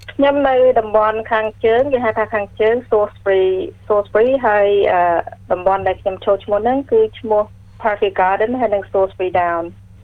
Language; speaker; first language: Khmer; early bilingual, heritage; Khmer